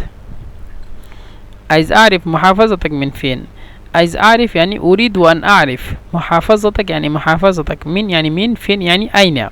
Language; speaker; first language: Egyptian Arabic; non-native, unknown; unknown